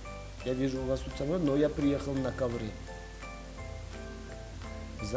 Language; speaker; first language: Russian; non-native, fluent; Tajik